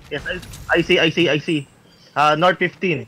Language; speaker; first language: English; non-native, local second language; Filipino